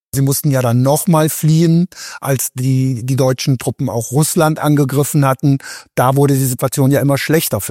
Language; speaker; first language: German; native; German